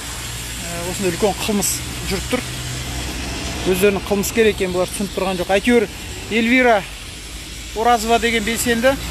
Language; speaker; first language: Kazakh; native; Kazakh